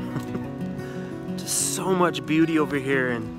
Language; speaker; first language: English; native; English